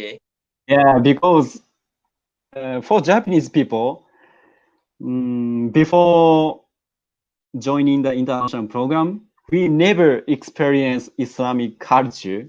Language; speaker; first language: English; non-native, learner; Japanese